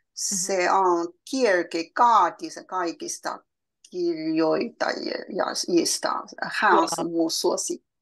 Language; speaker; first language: Finnish; non-native, learner; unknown